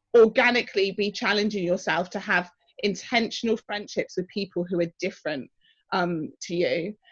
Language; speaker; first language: English; native; English